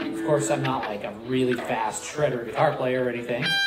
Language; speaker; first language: English; native; English